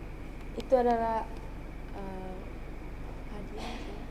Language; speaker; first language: Indonesian; non-native, learner; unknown